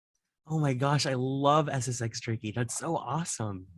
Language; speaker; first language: English; native; English